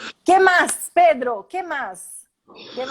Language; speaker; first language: Spanish; non-native, learner; Portuguese